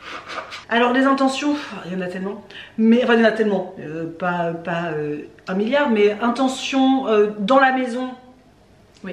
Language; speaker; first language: French; native; French